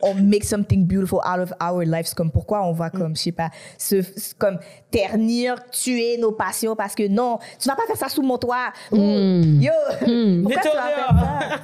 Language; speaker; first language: French; native; French